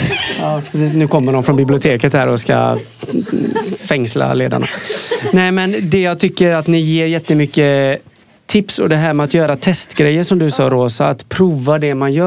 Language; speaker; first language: Swedish; native; Swedish